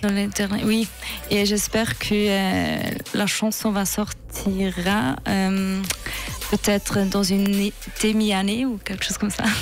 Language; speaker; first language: French; non-native, fluent; Swiss German